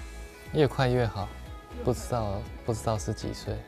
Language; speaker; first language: Chinese; non-native, fluent; Japanese